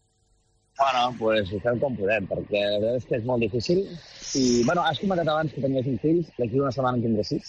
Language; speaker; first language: Catalan; native; Catalan